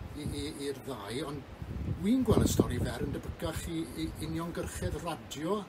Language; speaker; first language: Welsh; native; Welsh